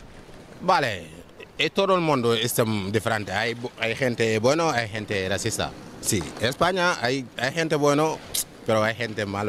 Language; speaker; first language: Spanish; non-native, learner; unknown